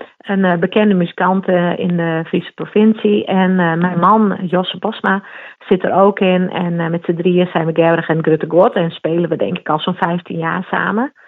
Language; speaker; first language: Dutch; non-native, local second language; Western Frisian